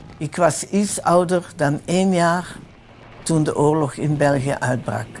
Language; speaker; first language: Dutch; early bilingual, other home language; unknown